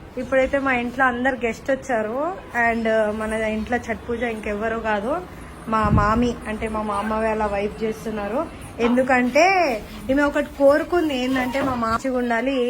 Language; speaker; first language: Telugu; non-native, local second language; Hindi